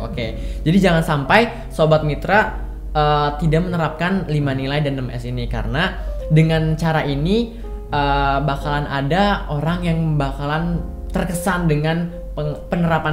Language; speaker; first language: Indonesian; native; Indonesian